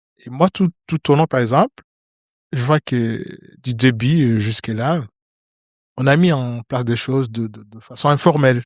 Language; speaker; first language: French; non-native, local second language; Rundi